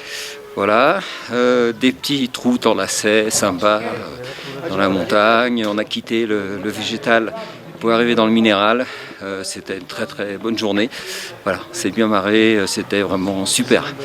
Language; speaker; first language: French; native; French